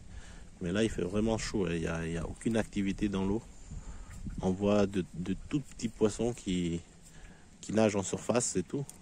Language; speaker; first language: French; native; French